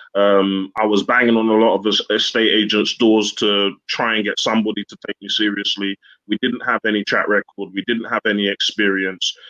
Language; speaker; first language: English; native; English